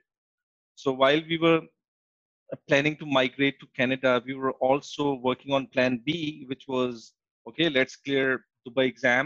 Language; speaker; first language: English; non-native, local second language; Urdu